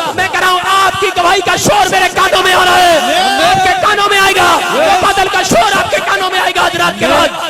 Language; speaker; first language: Hindi; non-native, local second language; Punjabi